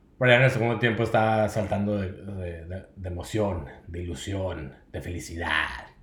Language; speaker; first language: Spanish; native; Spanish